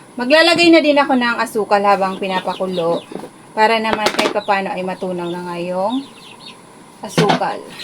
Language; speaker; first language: Filipino; non-native, local second language; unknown